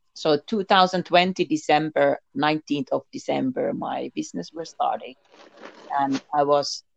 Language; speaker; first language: English; non-native, learner; Finnish